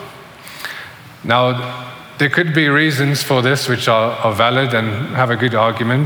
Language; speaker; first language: English; native; English